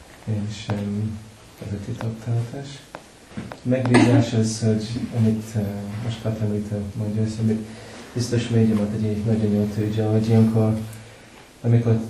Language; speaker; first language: Hungarian; non-native, learner; English